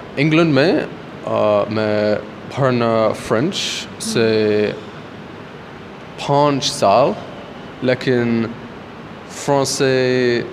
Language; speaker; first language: Hindi; non-native, learner; Korean